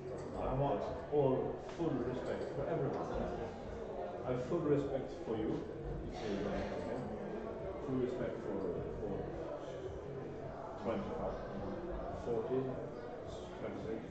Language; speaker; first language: English; non-native, learner; Norwegian